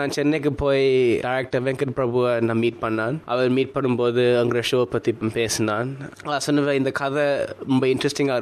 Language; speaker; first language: Tamil; early bilingual, other home language; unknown